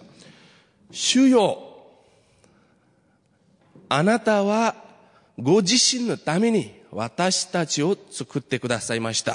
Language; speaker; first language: Japanese; non-native, fluent; Nepali